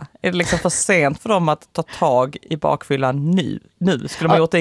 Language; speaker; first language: Swedish; native; Swedish